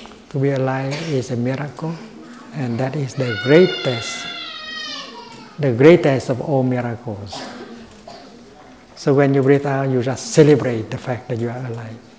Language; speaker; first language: English; non-native, fluent; Vietnamese